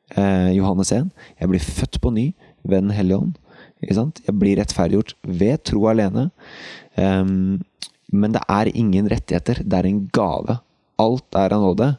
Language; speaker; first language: Norwegian; native; Norwegian